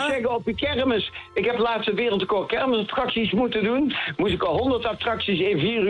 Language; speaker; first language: Dutch; native; Dutch